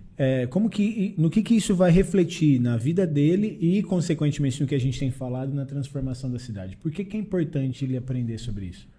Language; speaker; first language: Portuguese; native; Portuguese